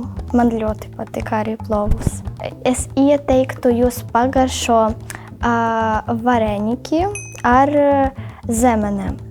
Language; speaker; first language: Latvian; non-native, learner; Ukrainian